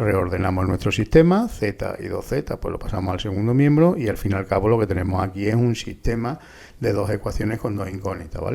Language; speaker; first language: Spanish; native; Spanish